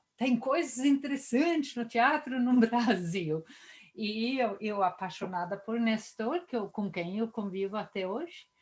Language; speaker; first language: Portuguese; non-native, fluent; Swedish